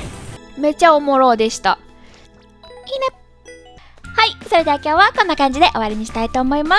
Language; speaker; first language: Japanese; native; Japanese